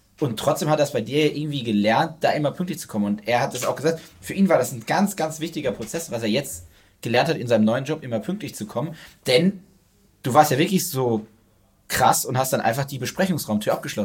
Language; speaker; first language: German; native; German